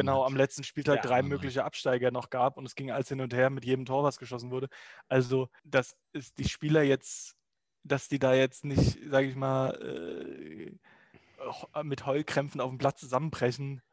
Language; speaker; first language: German; native; German